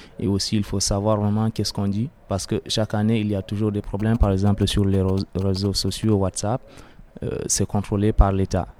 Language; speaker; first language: French; non-native, fluent; Arabic